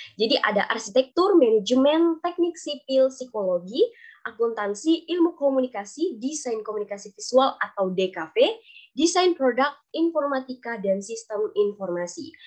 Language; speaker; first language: Indonesian; native; Indonesian